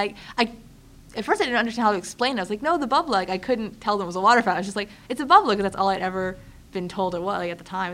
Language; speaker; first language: English; native; English